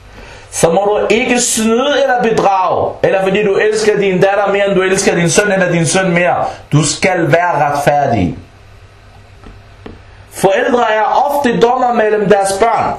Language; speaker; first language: Danish; early bilingual, other home language; Arabic